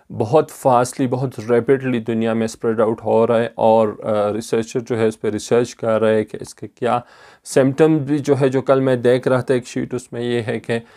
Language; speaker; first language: Urdu; non-native, local second language; Pashto